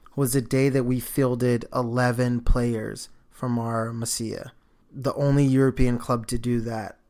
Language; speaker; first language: English; early bilingual, other home language; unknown